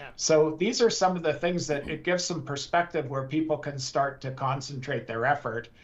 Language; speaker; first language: English; native; English